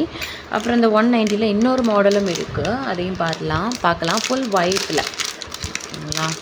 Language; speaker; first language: Tamil; native; Tamil